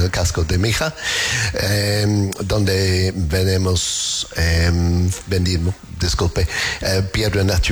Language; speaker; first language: Spanish; non-native, learner; English